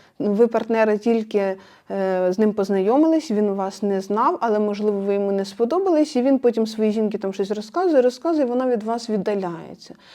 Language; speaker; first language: Ukrainian; non-native, local second language; Russian